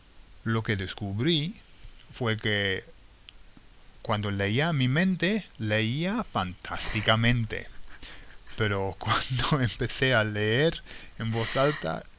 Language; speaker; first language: Spanish; non-native, fluent; English